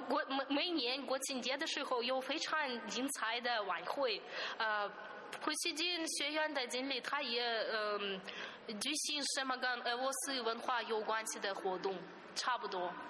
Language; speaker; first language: Chinese; non-native, fluent; Russian